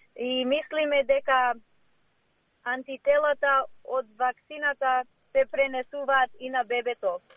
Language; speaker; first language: Macedonian; early bilingual, heritage; Macedonian